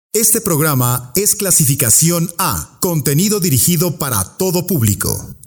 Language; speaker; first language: Spanish; native; Spanish